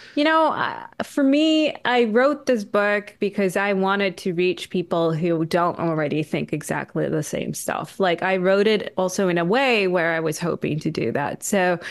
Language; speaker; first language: English; native; English